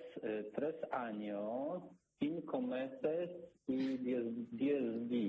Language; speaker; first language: Spanish; non-native, learner; Polish